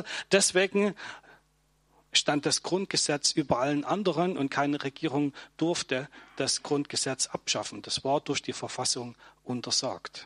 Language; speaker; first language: German; native; German